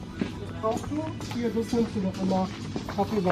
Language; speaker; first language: German; native; German